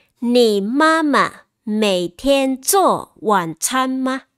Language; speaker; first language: Chinese; non-native, fluent; Vietnamese